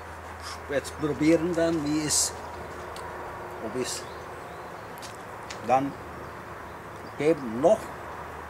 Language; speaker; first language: German; non-native, learner; Czech